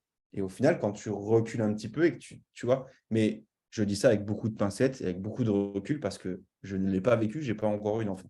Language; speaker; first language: French; native; French